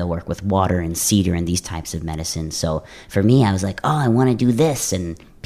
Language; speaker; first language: English; native; English